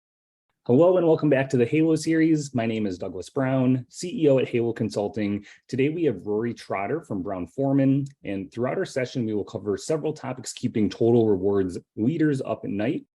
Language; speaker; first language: English; native; English